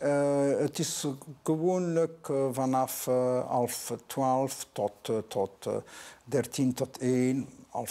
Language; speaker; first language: Dutch; non-native, local second language; French